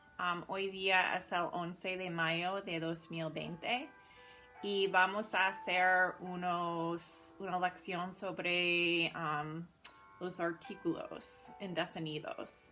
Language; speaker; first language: Spanish; non-native, fluent; English